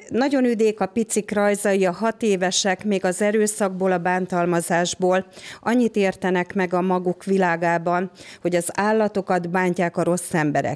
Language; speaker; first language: Hungarian; native; Hungarian